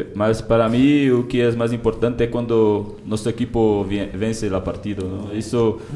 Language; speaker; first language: Spanish; non-native, learner; Portuguese